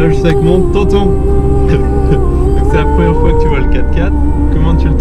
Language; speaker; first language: French; native; French